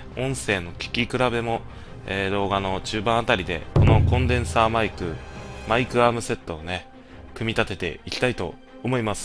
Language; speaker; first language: Japanese; native; Japanese